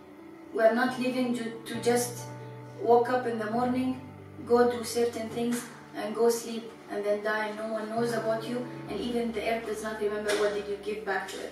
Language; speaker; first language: English; non-native, fluent; Arabic